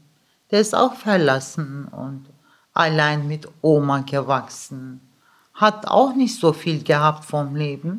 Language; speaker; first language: German; early bilingual, other home language; Turkish